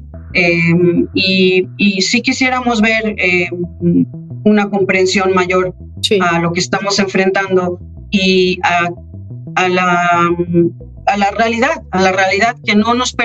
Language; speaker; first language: Spanish; non-native, fluent; Hebrew